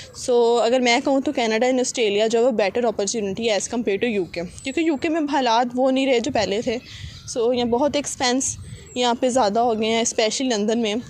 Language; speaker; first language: Urdu; non-native, local second language; Punjabi